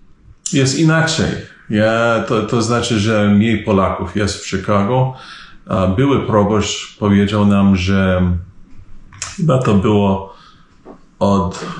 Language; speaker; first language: Polish; early bilingual, heritage; Polish